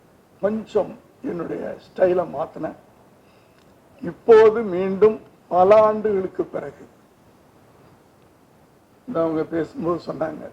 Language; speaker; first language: Tamil; native; Tamil